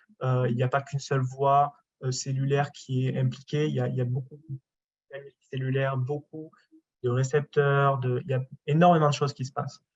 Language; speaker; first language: French; native; French